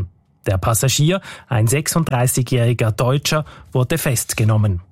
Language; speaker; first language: German; native; German